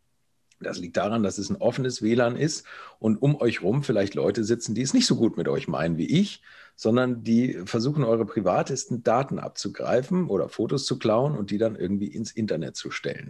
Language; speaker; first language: German; native; German